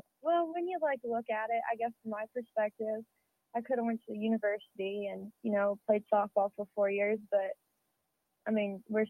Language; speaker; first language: English; native; English